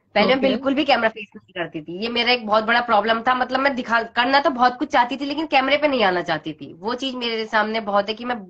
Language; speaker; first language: Hindi; native; Hindi